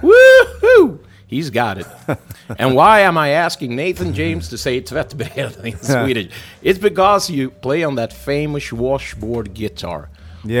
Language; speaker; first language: English; non-native, fluent; Swedish